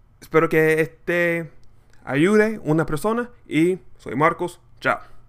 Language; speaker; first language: Spanish; non-native, learner; English